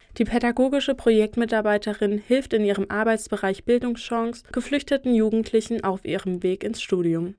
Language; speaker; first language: German; native; German